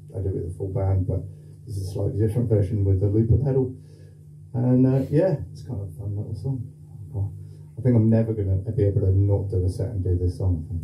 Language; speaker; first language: English; native; English